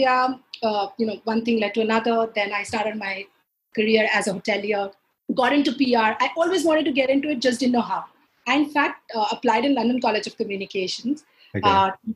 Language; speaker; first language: English; non-native, local second language; Punjabi